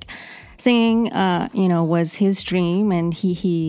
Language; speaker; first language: English; native; English